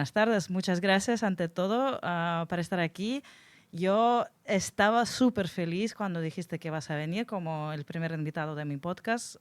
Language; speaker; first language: Spanish; non-native, fluent; Russian